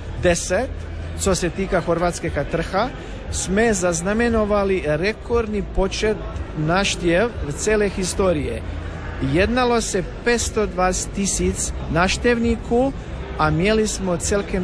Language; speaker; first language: Czech; non-native, learner; Croatian